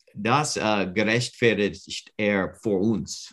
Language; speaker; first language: German; non-native, learner; English